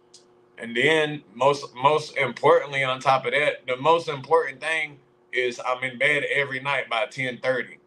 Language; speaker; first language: English; native; English